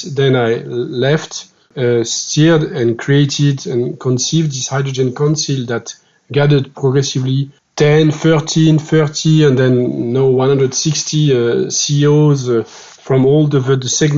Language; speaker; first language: English; non-native, fluent; French